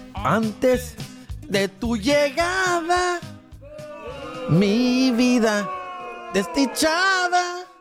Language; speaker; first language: Spanish; early bilingual, heritage; Spanish